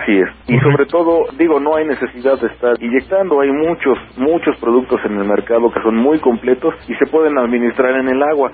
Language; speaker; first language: Spanish; native; Spanish